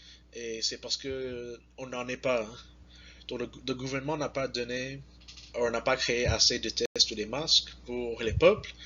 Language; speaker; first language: French; non-native, learner; English